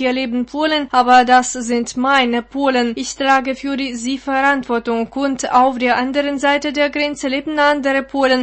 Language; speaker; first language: German; non-native, fluent; Russian